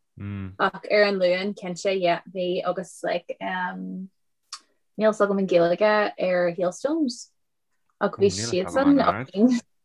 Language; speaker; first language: Irish; non-native, local second language; English